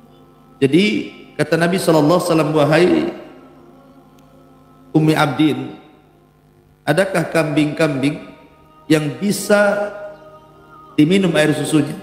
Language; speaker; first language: Indonesian; native; Indonesian